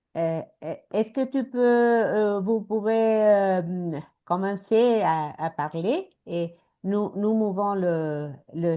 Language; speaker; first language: French; non-native, learner; Spanish